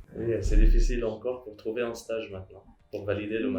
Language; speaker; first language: French; non-native, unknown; Arabic